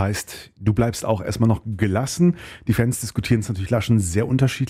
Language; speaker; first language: German; native; German